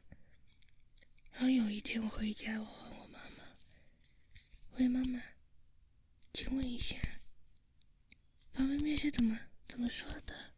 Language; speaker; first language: Chinese; early bilingual, heritage; Chinese